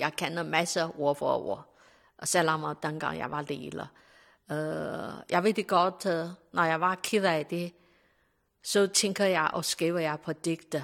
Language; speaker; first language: Danish; non-native, learner; Chinese